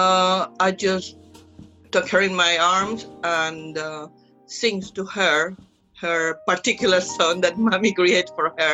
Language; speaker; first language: English; non-native, fluent; Spanish